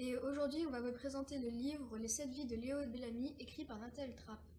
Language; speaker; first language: French; native; French